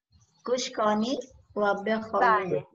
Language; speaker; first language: Persian; non-native, learner; Indonesian